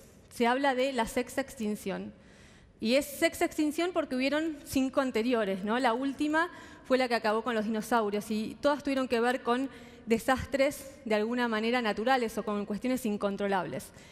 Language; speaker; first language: Spanish; native; Spanish